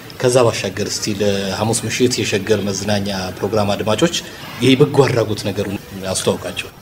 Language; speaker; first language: Amharic; native; Amharic